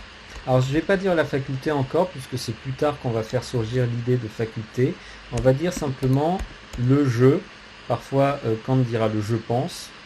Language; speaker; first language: French; native; French